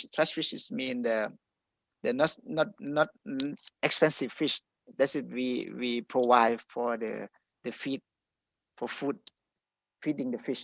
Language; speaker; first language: English; non-native, fluent; Thai